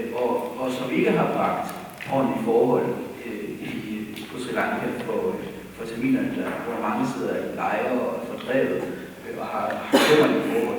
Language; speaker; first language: Danish; native; Danish